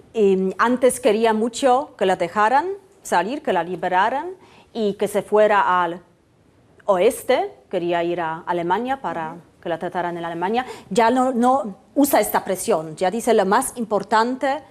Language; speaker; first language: Spanish; non-native, fluent; Polish